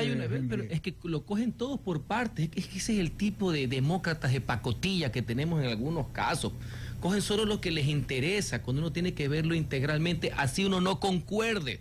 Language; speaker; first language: Spanish; native; Spanish